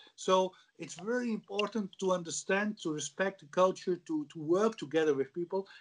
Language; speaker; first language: English; non-native, fluent; Dutch